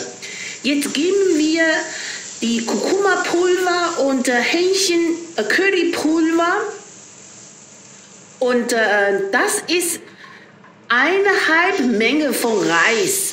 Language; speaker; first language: German; non-native, learner; Chinese